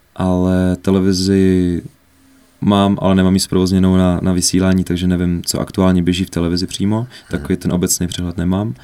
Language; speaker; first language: Czech; native; Czech